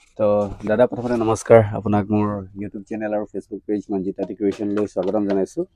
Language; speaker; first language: Assamese; native; Assamese